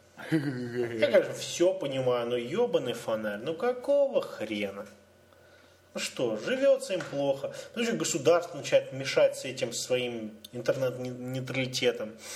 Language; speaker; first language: Russian; native; Russian